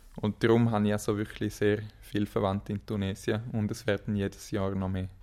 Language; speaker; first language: German; native; German